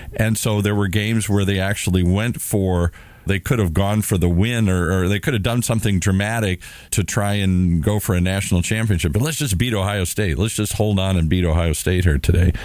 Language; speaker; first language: English; native; English